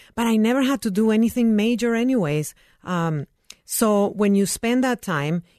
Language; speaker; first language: English; non-native, fluent; Spanish